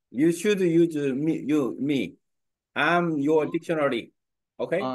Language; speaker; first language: English; non-native, learner; Korean